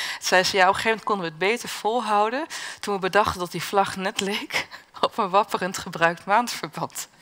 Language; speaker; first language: Dutch; native; Dutch